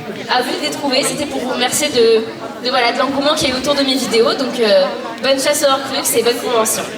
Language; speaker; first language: French; native; French